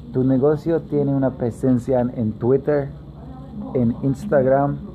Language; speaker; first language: Spanish; non-native, learner; English